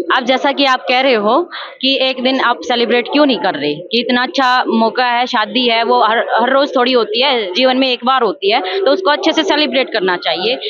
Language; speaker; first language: Hindi; native; Hindi